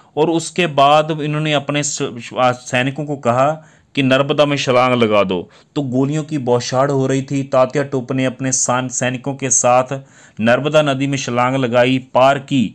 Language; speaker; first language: Hindi; non-native, local second language; Punjabi